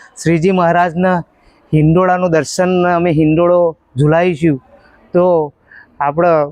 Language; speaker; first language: Gujarati; native; Gujarati